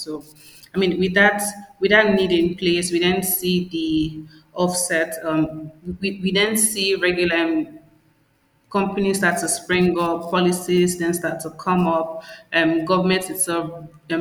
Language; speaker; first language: English; non-native, local second language; Igbo